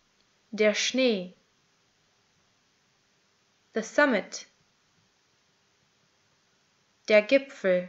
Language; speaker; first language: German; native; German